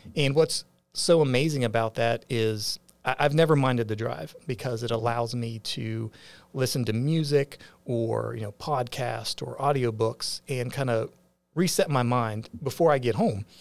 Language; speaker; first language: English; native; English